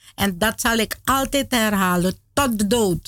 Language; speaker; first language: Dutch; non-native, learner; Spanish